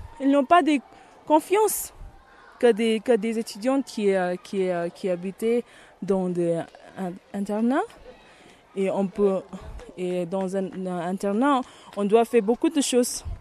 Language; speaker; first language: French; non-native, learner; Tibetan